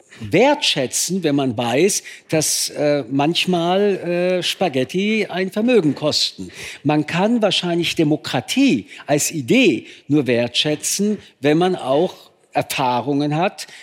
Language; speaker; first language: German; early bilingual, other home language; Polish